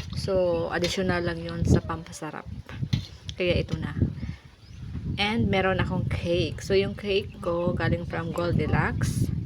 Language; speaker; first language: Filipino; native; Filipino